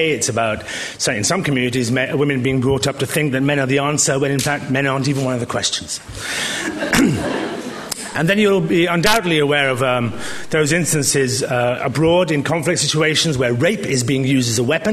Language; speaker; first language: English; native; English